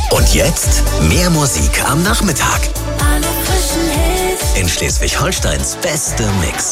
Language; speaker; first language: German; native; German